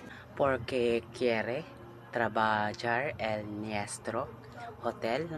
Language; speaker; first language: Spanish; non-native, learner; Cebuano